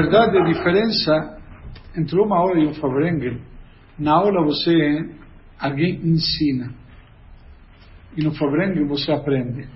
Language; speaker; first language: Portuguese; non-native, fluent; Spanish